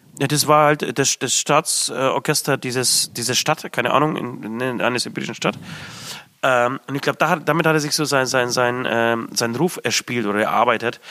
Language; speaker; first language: German; early bilingual, other home language; Polish